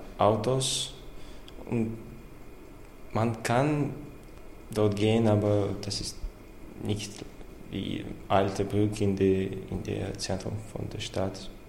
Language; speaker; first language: German; non-native, learner; Russian